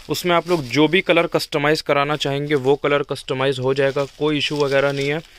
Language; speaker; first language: Hindi; native; Hindi